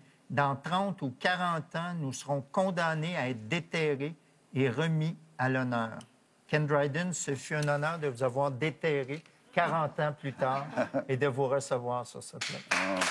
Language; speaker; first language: French; native; French